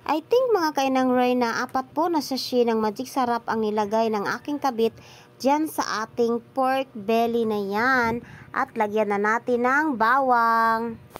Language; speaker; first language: Filipino; non-native, local second language; Cebuano